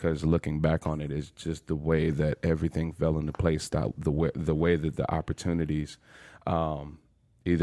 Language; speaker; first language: English; native; English